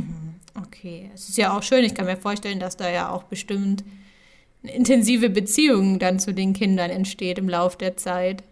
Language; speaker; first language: German; native; German